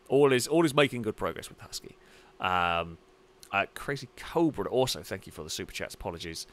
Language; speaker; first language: English; native; English